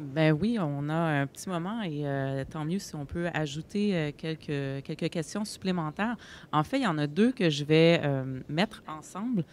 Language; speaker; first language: French; native; French